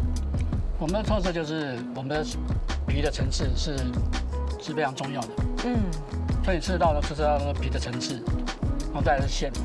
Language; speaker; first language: Chinese; native; Chinese